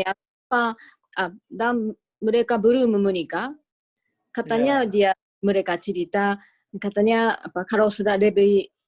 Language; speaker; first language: Indonesian; non-native, learner; Japanese